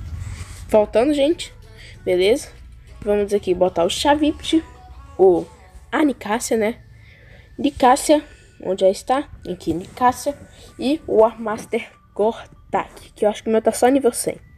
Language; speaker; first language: Portuguese; native; Portuguese